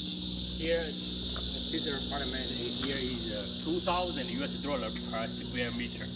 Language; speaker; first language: English; non-native, learner; Chinese